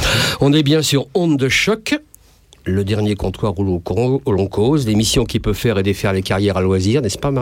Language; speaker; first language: French; native; French